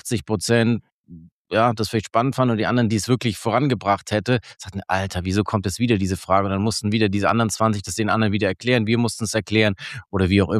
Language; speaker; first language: German; native; German